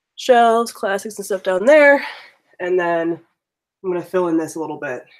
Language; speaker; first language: English; native; English